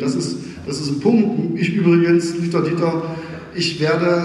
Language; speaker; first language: German; native; German